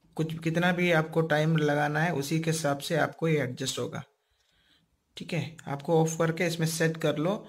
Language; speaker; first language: Hindi; non-native, local second language; Malayalam